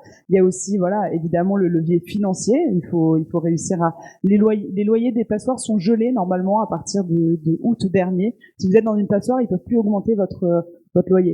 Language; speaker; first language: French; native; French